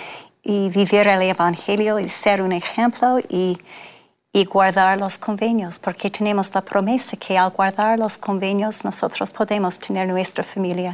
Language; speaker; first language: Spanish; non-native, fluent; English